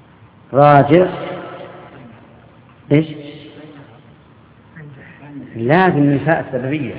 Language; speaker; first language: Arabic; native; Arabic